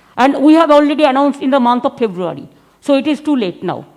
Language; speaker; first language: English; non-native, local second language; Bangla